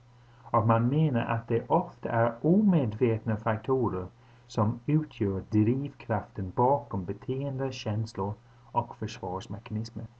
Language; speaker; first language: Swedish; non-native, fluent; English